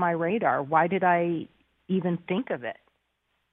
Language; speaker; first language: English; native; English